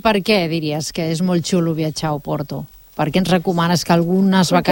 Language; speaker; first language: Catalan; native; Catalan